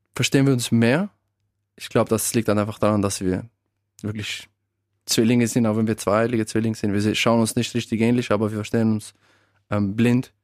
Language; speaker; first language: German; early bilingual, other home language; Albanian